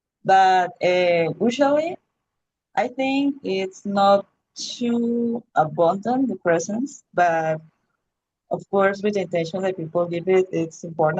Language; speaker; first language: English; non-native, learner; Spanish